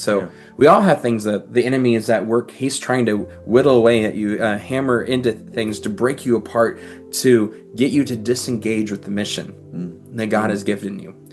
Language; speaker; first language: English; native; English